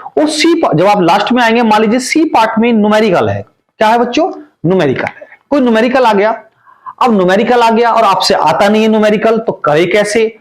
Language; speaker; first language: Hindi; native; Hindi